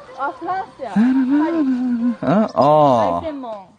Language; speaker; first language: Korean; non-native, learner; Japanese